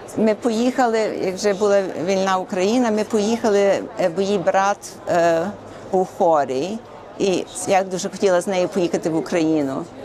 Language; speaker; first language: Ukrainian; early bilingual, heritage; Ukrainian